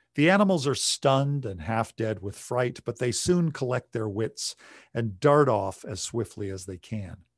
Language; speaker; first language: English; native; English